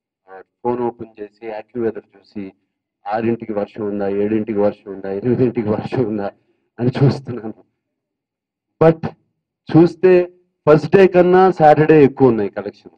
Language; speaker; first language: Telugu; native; Telugu